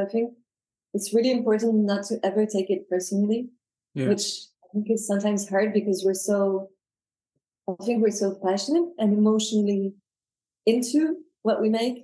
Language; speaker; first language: English; non-native, fluent; French